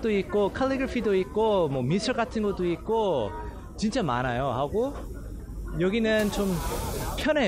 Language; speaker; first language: Korean; non-native, learner; English